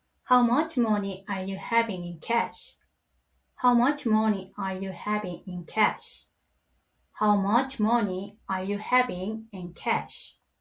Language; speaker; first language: English; non-native, learner; Korean